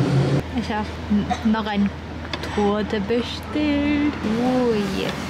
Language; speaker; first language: German; non-native, learner; Korean